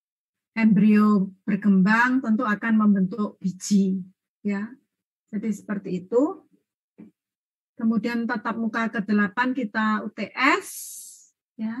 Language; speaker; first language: Indonesian; native; Indonesian